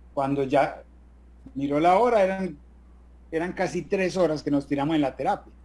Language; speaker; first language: Spanish; native; Spanish